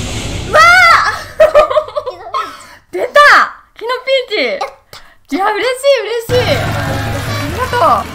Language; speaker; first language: Japanese; native; Japanese